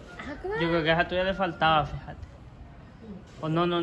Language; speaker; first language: Spanish; native; Spanish